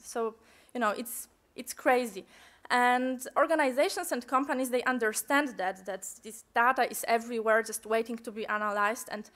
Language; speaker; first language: English; non-native, fluent; Polish